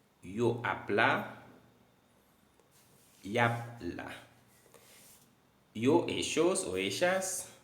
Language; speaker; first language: Spanish; non-native, fluent; Haitian Creole